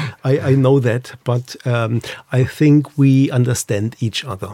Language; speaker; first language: English; non-native, learner; German